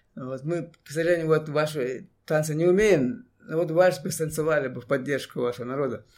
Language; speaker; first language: Russian; non-native, local second language; Chechen